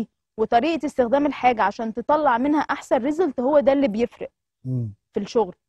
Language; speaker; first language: Arabic; native; Arabic